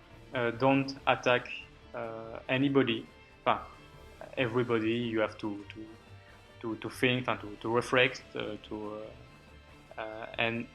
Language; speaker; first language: English; non-native, learner; French